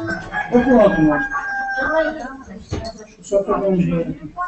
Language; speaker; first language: Portuguese; native; Portuguese